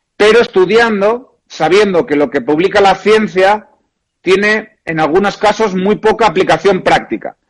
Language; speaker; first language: Spanish; native; Spanish